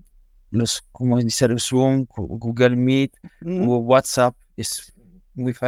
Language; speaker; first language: Spanish; non-native, learner; French